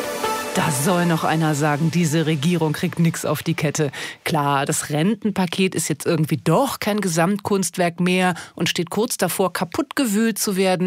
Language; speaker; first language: German; native; German